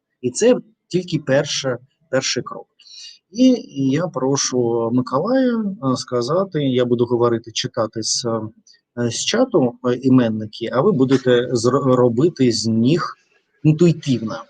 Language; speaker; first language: Ukrainian; non-native, learner; Russian